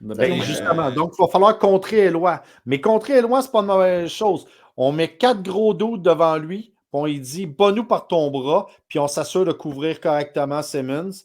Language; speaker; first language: French; native; French